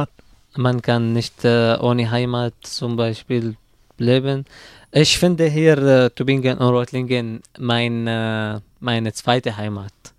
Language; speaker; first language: German; non-native, learner; Arabic